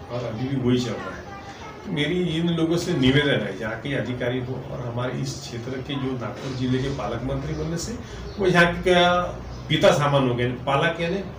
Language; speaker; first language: Hindi; native; Hindi